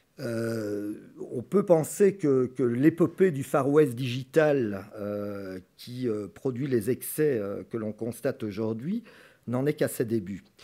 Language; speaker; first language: French; native; French